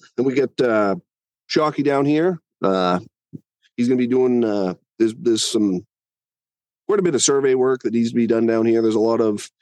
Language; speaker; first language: English; native; English